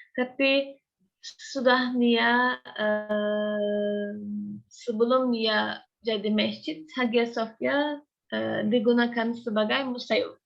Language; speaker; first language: Indonesian; non-native, learner; Turkish